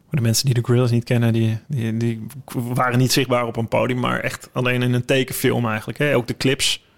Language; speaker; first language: Dutch; native; Dutch